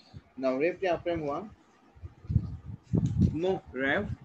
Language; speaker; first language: French; non-native, fluent; Hindi